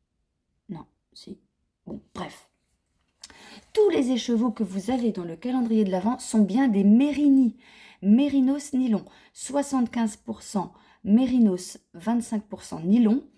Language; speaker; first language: French; native; French